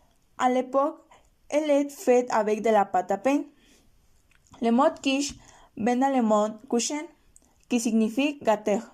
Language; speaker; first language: French; non-native, learner; Spanish